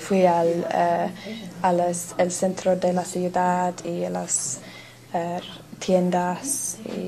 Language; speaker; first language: Spanish; non-native, learner; English